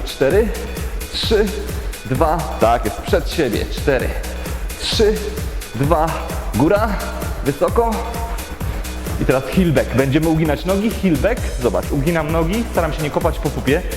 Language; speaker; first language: Polish; native; Polish